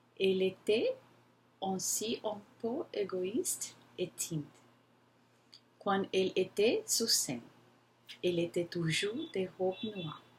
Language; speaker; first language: French; non-native, learner; Portuguese